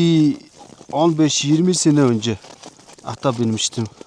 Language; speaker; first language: Turkish; non-native, learner; Mongolian